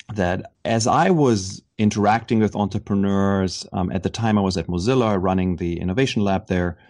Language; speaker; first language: English; non-native, fluent; German